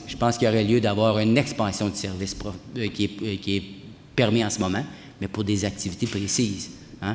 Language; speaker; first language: French; native; French